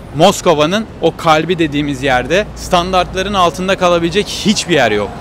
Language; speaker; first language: Turkish; native; Turkish